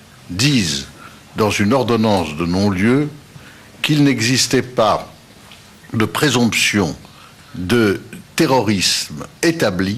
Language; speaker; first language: French; native; French